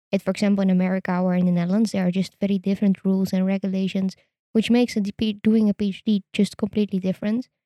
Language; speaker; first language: English; non-native, fluent; Dutch